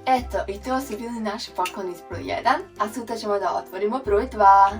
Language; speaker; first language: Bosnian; early bilingual, heritage; Serbian